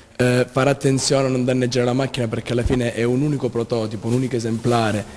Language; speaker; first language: Italian; native; Italian